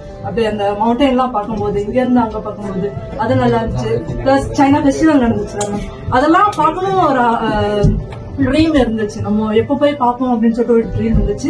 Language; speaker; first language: Tamil; native; Tamil